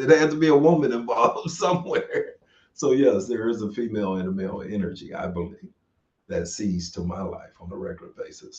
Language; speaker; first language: English; native; English